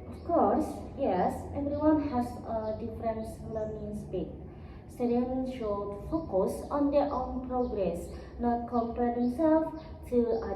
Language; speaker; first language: English; non-native, learner; Indonesian